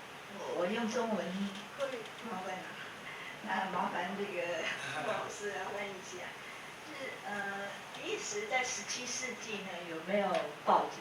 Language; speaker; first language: Chinese; native; Chinese